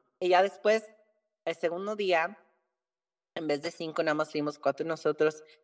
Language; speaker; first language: Spanish; early bilingual, heritage; Spanish